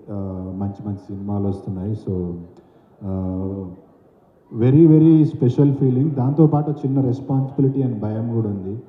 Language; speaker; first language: Telugu; native; Telugu